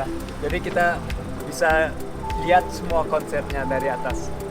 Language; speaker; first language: Indonesian; early bilingual, heritage; Indonesian